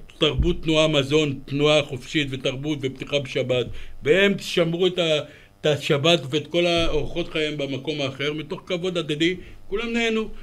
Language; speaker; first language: Hebrew; early bilingual, other home language; Romanian